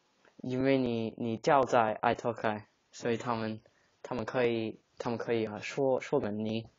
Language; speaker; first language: Chinese; non-native, learner; English